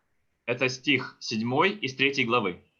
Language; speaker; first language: Russian; native; Russian